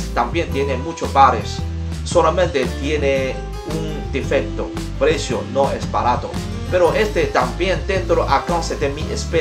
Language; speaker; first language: Spanish; non-native, learner; Chinese